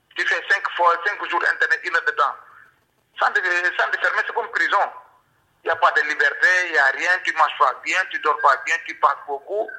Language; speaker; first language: French; non-native, local second language; Wolof